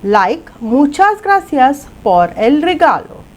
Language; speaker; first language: Spanish; non-native, fluent; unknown